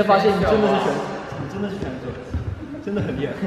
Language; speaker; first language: Chinese; native; Chinese